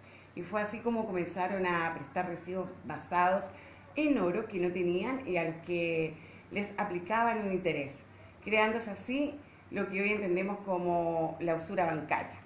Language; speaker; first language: Spanish; native; Spanish